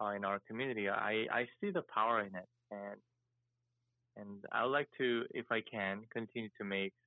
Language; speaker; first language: English; early bilingual, other home language; Korean